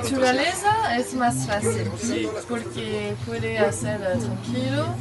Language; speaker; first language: Spanish; non-native, learner; French